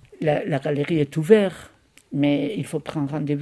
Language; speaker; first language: French; non-native, fluent; Spanish